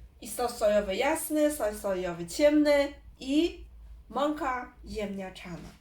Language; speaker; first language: Polish; non-native, learner; Chinese